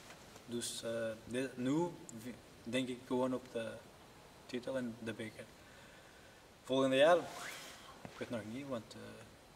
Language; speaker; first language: Dutch; non-native, learner; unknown